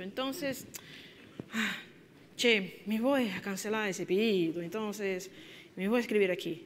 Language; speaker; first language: Spanish; non-native, fluent; Portuguese